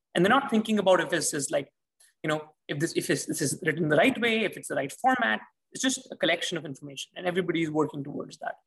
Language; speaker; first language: English; non-native, local second language; Hindi